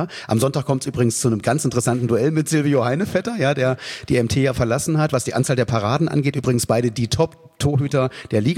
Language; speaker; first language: German; native; German